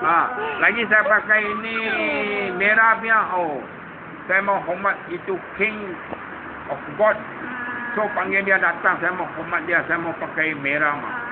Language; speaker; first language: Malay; non-native, local second language; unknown